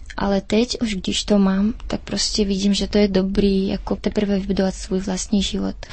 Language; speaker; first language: Czech; early bilingual, heritage; Czech